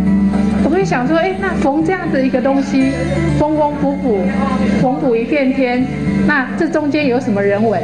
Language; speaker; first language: Chinese; native; Chinese